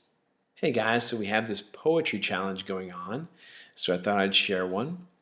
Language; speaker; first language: English; native; English